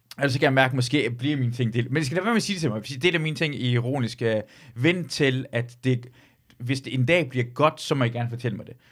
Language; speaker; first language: Danish; native; Danish